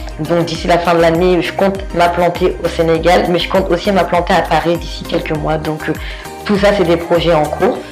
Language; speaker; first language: French; early bilingual, other home language; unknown